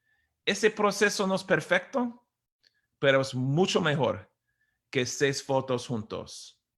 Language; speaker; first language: Spanish; non-native, fluent; English